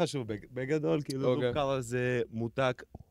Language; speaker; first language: Hebrew; non-native, fluent; Russian